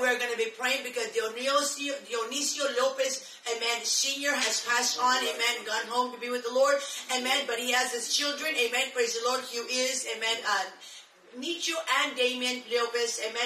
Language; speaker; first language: English; native; English